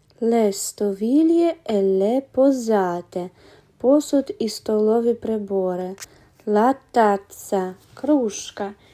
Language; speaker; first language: Italian; non-native, learner; Ukrainian